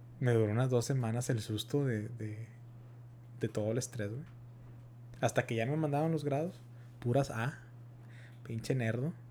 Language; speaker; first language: Spanish; early bilingual, heritage; Spanish